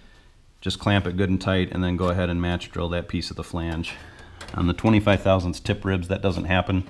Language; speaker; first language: English; native; English